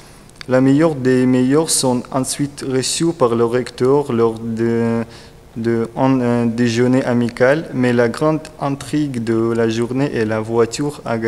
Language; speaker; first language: French; non-native, learner; Russian